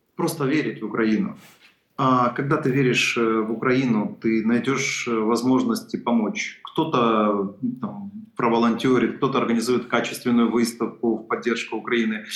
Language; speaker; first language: Russian; non-native, local second language; Ukrainian